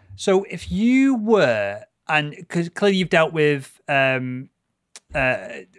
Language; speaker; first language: English; native; English